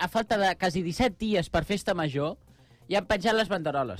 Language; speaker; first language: Catalan; native; Catalan